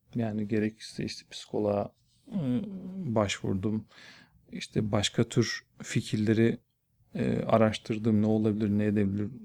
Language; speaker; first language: Turkish; native; Turkish